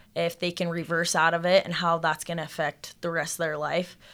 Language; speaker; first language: English; native; English